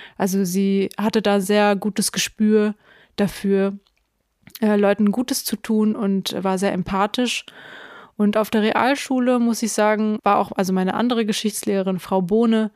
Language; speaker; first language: German; early bilingual, other home language; Russian